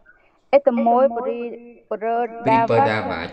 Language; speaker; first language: Russian; non-native, learner; Vietnamese